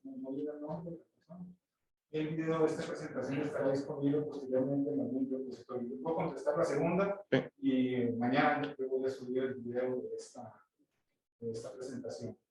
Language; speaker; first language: Spanish; native; Spanish